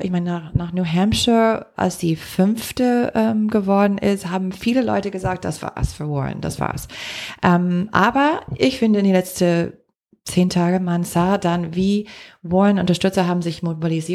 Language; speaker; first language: German; non-native, fluent; English